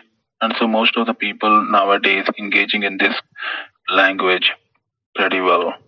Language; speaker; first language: English; non-native, local second language; Hindi